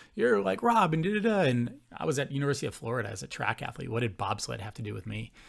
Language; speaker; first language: English; native; English